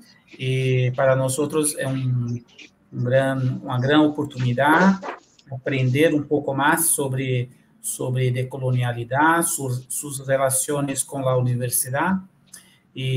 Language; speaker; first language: Spanish; non-native, fluent; Portuguese